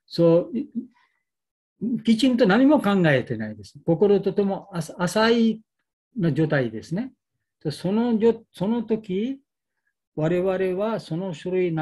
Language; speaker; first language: Japanese; non-native, learner; Bangla